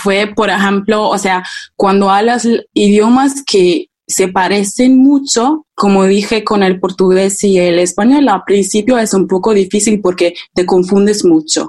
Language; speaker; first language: English; non-native, fluent; German